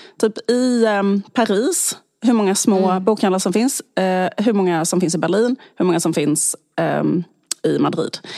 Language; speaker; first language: Swedish; native; Swedish